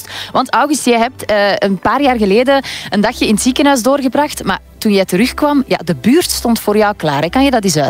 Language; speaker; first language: Dutch; native; Dutch